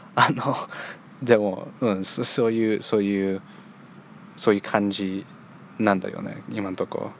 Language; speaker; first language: Japanese; early bilingual, heritage; Japanese